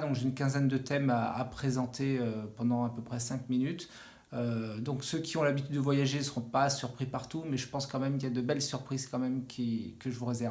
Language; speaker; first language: French; native; French